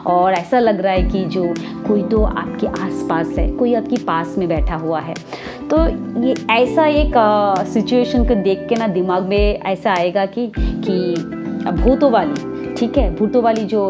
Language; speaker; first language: Hindi; non-native, local second language; Marathi